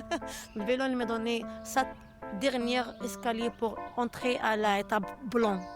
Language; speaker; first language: French; non-native, learner; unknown